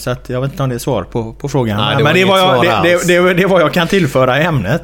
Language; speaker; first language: Swedish; native; Swedish